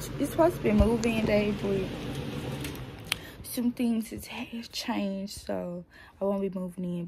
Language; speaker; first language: English; native; English